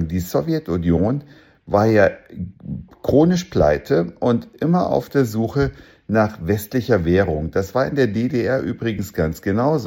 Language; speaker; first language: German; native; German